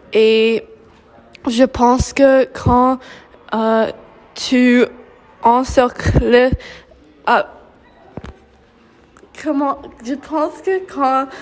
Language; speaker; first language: French; non-native, learner; English